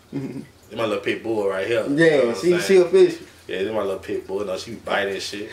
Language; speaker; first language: English; native; English